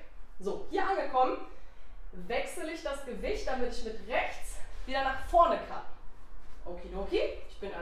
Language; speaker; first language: German; native; German